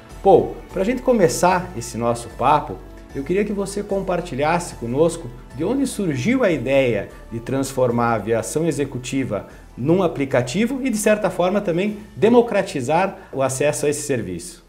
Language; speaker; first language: Portuguese; native; Portuguese